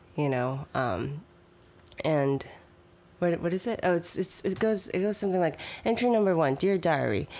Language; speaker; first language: English; early bilingual, other home language; Chinese